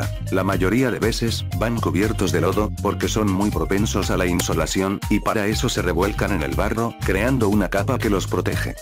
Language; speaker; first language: Spanish; native; Spanish